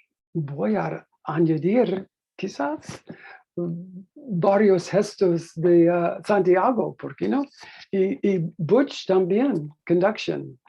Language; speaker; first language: Spanish; non-native, learner; English